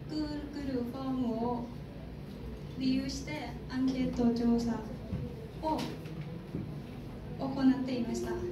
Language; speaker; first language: Japanese; non-native, learner; Thai